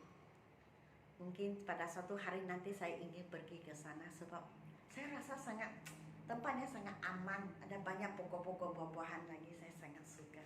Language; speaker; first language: Malay; non-native, local second language; Min Nan Chinese